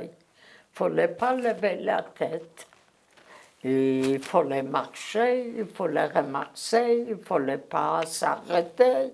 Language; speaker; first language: French; non-native, learner; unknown